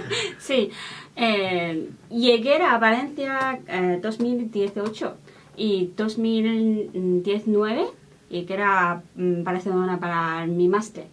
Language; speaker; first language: Spanish; non-native, learner; Chinese